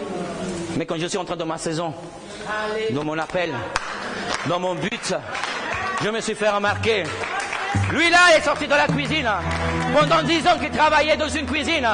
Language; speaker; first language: French; non-native, fluent; Spanish